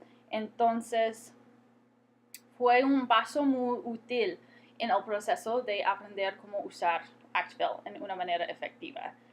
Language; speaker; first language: Spanish; non-native, fluent; English